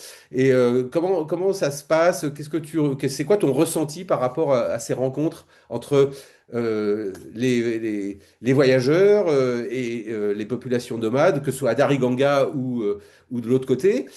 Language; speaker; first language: French; native; French